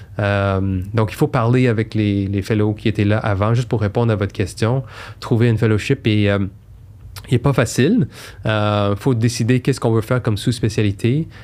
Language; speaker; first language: French; native; French